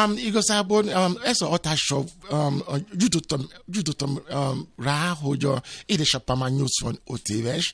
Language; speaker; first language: Hungarian; non-native, learner; Yoruba